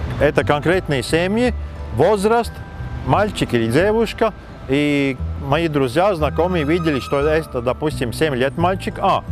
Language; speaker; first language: Russian; non-native, fluent; Latvian